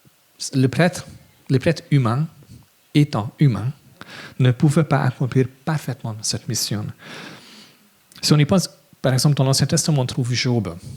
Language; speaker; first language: French; non-native, fluent; English